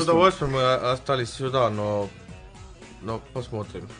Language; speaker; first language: Russian; non-native, learner; Estonian